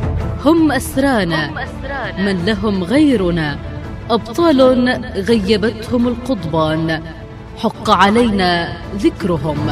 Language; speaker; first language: Arabic; native; Arabic